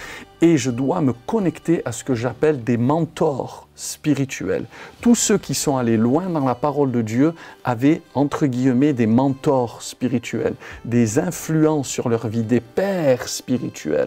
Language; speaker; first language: French; native; French